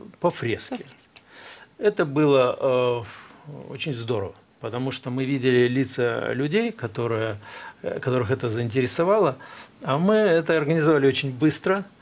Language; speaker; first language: Russian; native; Russian